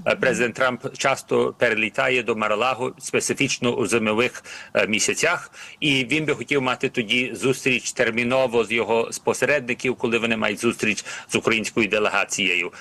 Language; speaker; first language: Ukrainian; early bilingual, heritage; Ukrainian